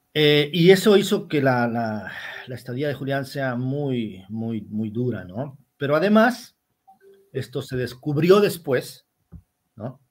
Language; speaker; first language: Spanish; native; Spanish